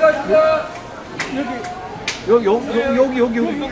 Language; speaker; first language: Korean; native; Korean